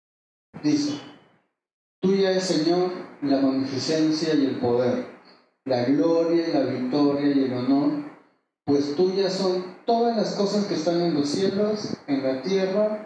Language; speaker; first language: Spanish; native; Spanish